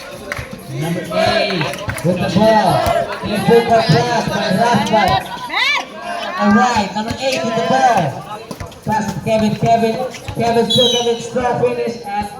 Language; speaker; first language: English; non-native, local second language; Indonesian